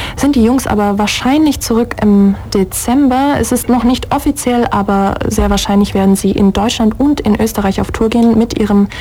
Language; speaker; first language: German; native; German